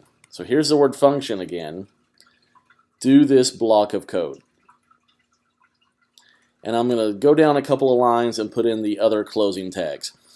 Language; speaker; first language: English; native; English